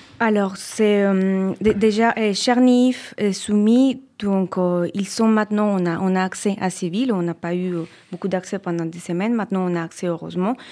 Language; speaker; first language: French; non-native, fluent; Spanish